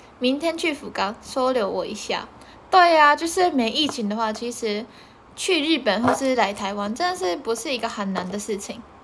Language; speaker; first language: Chinese; early bilingual, heritage; Chinese